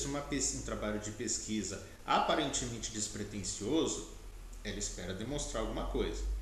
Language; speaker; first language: Portuguese; native; Portuguese